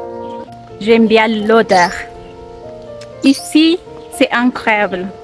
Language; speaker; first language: French; non-native, learner; Amharic